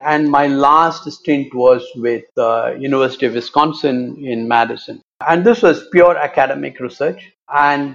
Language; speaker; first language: English; non-native, local second language; Tamil